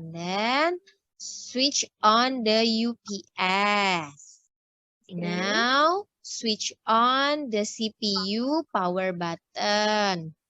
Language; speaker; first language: English; non-native, learner; Indonesian